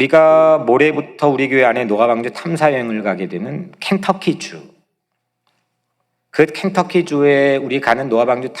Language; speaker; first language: Korean; native; Korean